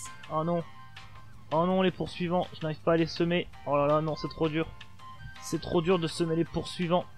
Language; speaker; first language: French; native; French